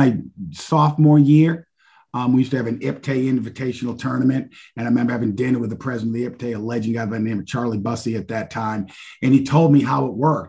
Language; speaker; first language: English; native; English